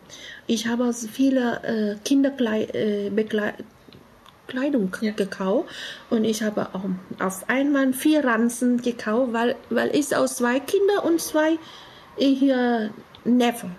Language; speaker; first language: German; non-native, learner; Vietnamese